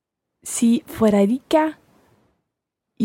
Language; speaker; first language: Spanish; non-native, learner; English